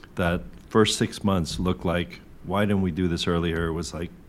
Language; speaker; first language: English; early bilingual, other home language; Korean